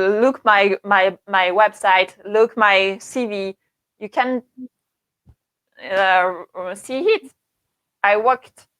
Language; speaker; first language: English; non-native, learner; French